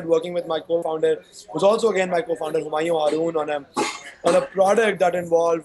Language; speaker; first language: English; non-native, local second language; Urdu